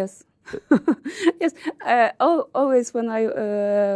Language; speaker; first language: English; non-native, learner; Polish